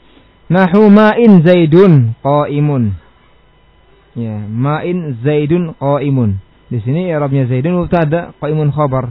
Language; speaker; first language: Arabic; non-native, fluent; Indonesian